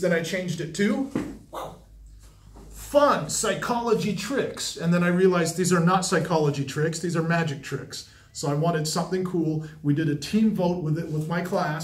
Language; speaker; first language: English; native; English